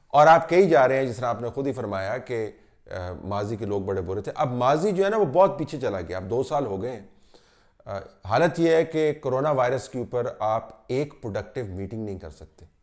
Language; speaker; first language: Urdu; native; Urdu